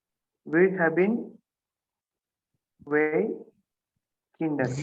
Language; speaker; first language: German; non-native, learner; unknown